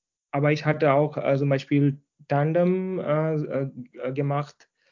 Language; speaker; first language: German; non-native, fluent; Hindi